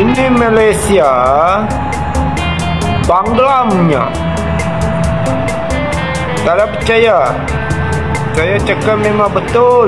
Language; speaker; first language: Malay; non-native, local second language; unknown